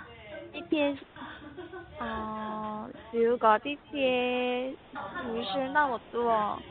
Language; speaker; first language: Chinese; non-native, learner; Korean